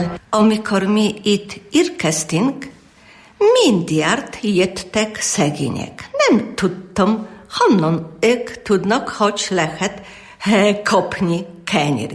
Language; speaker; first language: Hungarian; non-native, learner; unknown